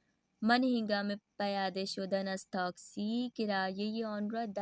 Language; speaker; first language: Persian; non-native, fluent; Urdu